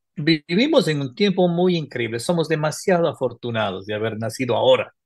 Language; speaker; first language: Spanish; native; Spanish